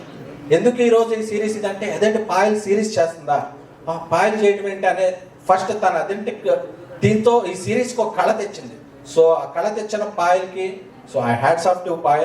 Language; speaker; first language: Telugu; native; Telugu